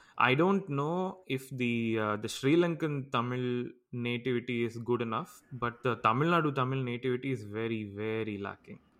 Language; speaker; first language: English; non-native, local second language; Tamil